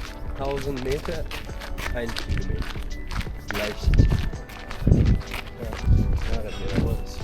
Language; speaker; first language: German; non-native, learner; Pashto